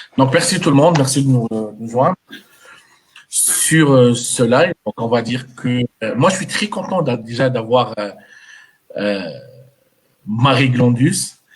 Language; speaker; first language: French; non-native, local second language; Arabic